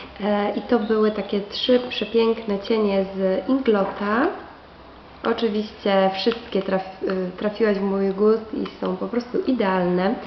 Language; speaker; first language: Polish; native; Polish